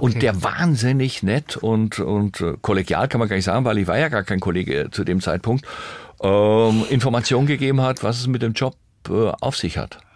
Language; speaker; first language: German; native; German